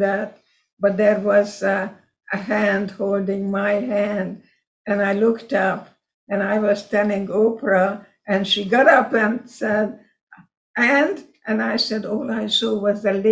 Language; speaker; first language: English; non-native, fluent; Hungarian